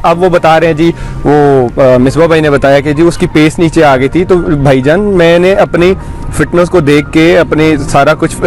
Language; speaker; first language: Hindi; non-native, local second language; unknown